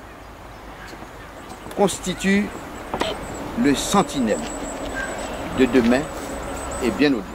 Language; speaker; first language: French; non-native, local second language; Haitian Creole